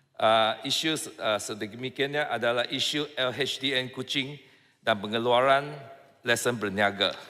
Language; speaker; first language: Malay; non-native, local second language; Chinese